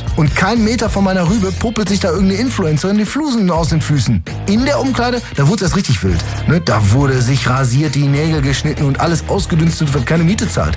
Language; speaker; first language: German; native; German